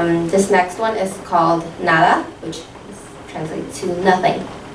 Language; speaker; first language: English; non-native, fluent; Spanish